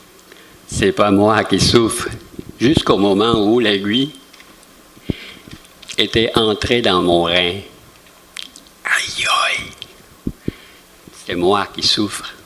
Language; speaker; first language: French; non-native, fluent; Vietnamese